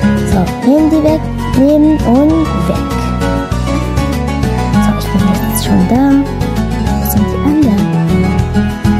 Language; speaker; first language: German; non-native, learner; Arabic